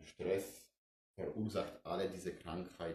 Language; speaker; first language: German; non-native, fluent; Polish